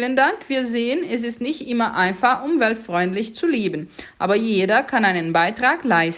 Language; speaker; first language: German; non-native, fluent; Portuguese